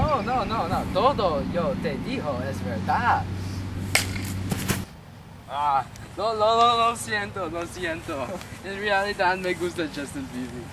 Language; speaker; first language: Spanish; non-native, learner; English